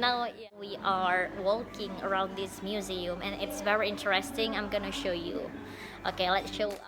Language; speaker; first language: English; non-native, fluent; Indonesian